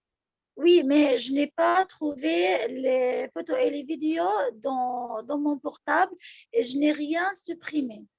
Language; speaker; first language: French; non-native, fluent; Arabic